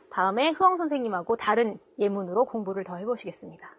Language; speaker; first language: Korean; native; Korean